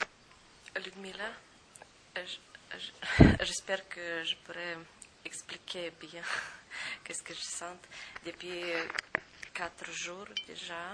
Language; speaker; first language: French; non-native, fluent; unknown